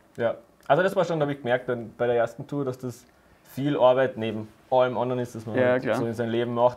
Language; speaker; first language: German; native; German